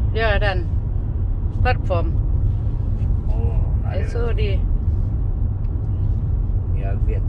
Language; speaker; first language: Norwegian; non-native, learner; Thai